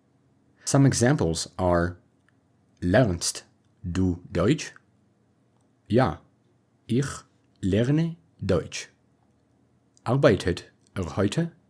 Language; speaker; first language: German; non-native, fluent; English